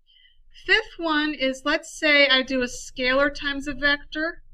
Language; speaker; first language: English; native; English